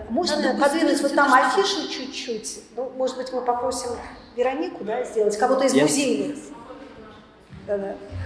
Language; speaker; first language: Russian; native; Russian